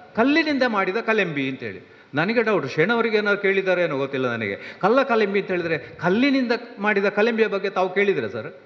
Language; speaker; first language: Kannada; non-native, local second language; Tulu